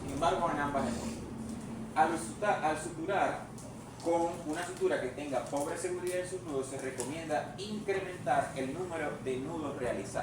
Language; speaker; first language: Spanish; native; Spanish